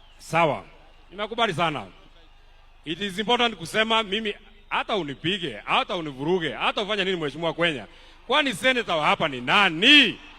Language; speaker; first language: Swahili; non-native, local second language; Kikuyu